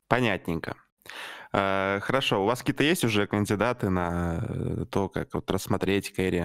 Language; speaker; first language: Russian; native; Russian